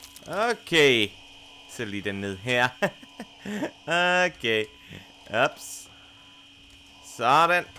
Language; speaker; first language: Danish; native; Danish